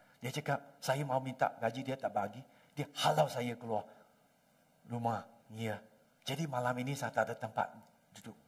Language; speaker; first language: Malay; non-native, local second language; Chinese